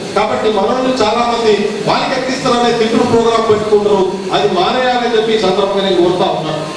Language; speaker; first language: Telugu; non-native, local second language; Lambadi